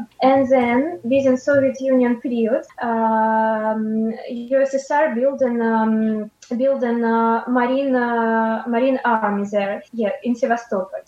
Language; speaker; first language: English; non-native, fluent; Ukrainian